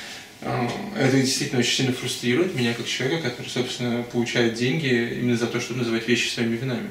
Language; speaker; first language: Russian; native; Russian